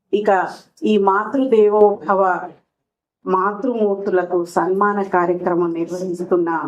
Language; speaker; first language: Telugu; non-native, local second language; Lambadi